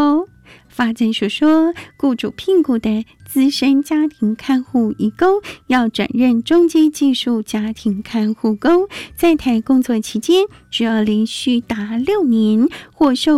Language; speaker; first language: Chinese; native; Chinese